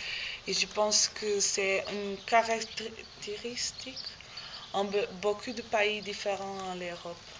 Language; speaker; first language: French; non-native, learner; Portuguese